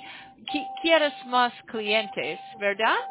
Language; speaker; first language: Spanish; non-native, learner; English